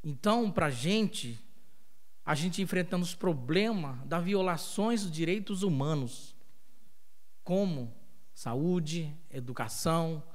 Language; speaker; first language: Portuguese; non-native, local second language; Yanomámi